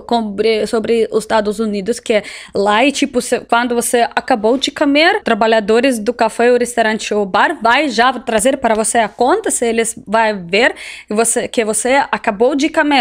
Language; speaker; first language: Portuguese; non-native, learner; Russian